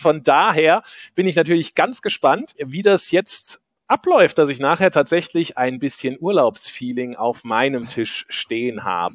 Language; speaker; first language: German; native; German